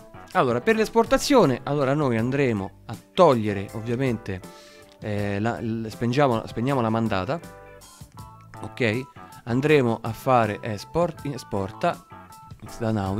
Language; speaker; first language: Italian; native; Italian